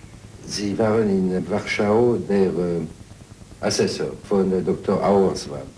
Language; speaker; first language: German; non-native, fluent; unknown